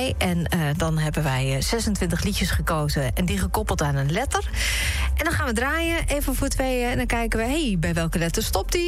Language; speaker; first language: Dutch; native; Dutch